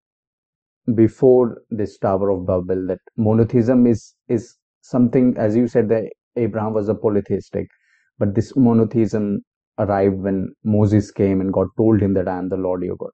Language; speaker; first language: English; non-native, local second language; Hindi